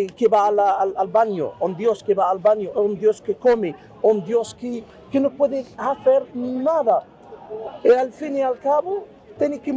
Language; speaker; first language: Spanish; non-native, fluent; Arabic